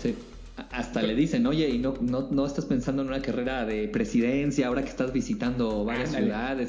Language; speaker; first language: Spanish; native; Spanish